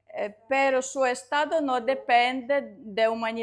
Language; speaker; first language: Spanish; non-native, learner; Russian